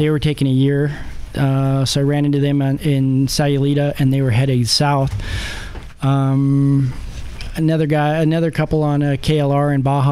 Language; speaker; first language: English; native; English